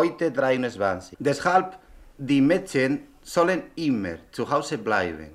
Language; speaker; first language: German; non-native, learner; Spanish